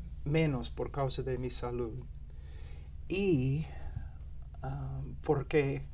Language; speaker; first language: Spanish; non-native, fluent; English